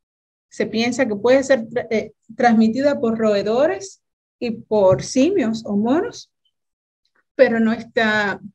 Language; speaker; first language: Spanish; native; Spanish